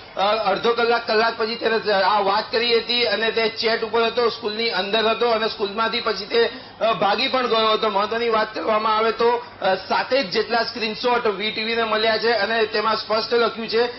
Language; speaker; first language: Gujarati; native; Gujarati